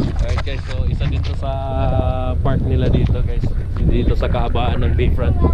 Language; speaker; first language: Filipino; non-native, local second language; Cebuano